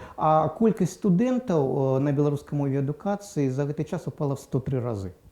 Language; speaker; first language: Belarusian; non-native, local second language; Russian